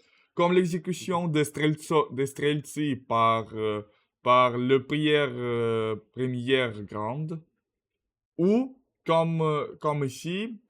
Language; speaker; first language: French; non-native, learner; Russian